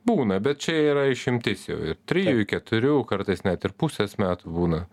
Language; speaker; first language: Lithuanian; native; Lithuanian